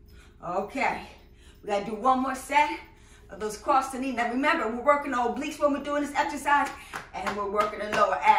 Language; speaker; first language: English; native; English